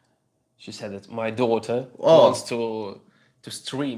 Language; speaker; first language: English; non-native, learner; Russian